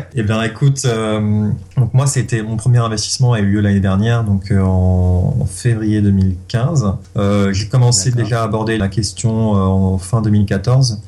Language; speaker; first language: French; native; French